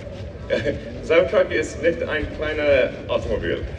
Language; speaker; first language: German; non-native, learner; English